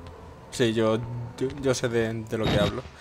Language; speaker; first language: Spanish; native; Spanish